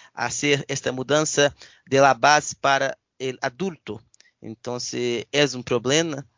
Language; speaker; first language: Spanish; non-native, learner; Portuguese